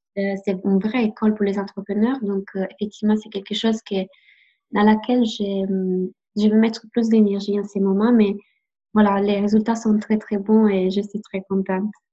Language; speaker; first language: French; non-native, fluent; Italian